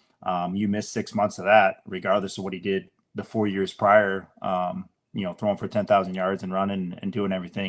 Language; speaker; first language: English; native; English